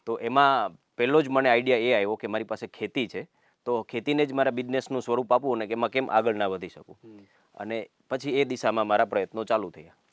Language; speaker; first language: Gujarati; native; Gujarati